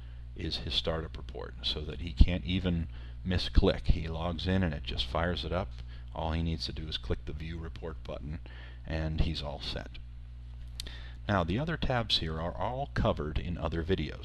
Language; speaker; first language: English; native; English